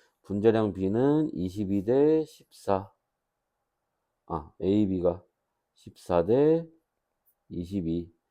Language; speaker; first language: Korean; native; Korean